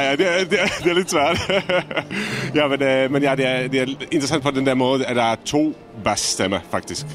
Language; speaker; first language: Danish; non-native, fluent; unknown